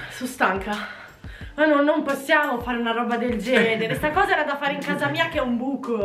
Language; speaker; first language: Italian; native; Italian